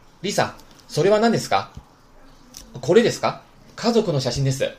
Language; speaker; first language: Japanese; non-native, fluent; Chinese